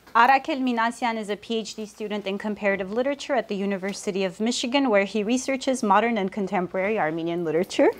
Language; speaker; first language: English; early bilingual, other home language; Armenian